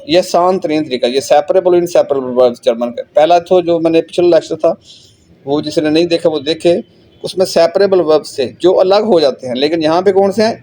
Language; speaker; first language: Urdu; non-native, local second language; Punjabi